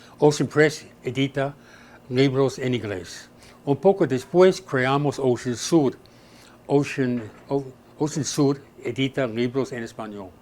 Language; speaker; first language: Spanish; non-native, fluent; English